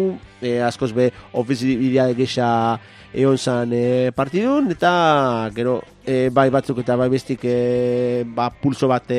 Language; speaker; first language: Basque; native; Basque